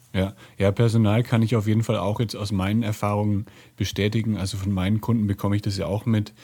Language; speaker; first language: German; native; German